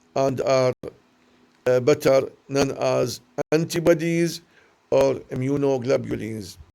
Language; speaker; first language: English; non-native, learner; Arabic